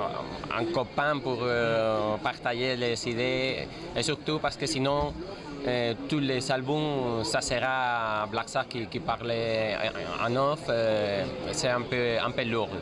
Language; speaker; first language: French; non-native, fluent; Spanish